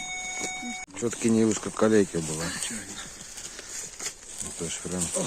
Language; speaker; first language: Russian; native; Russian